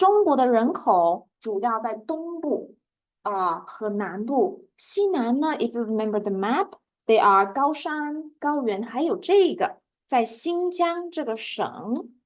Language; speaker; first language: Chinese; non-native, fluent; English